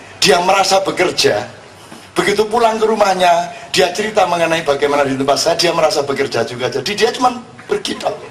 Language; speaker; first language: Indonesian; non-native, local second language; Javanese